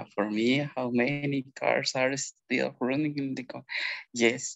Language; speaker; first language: English; non-native, learner; Spanish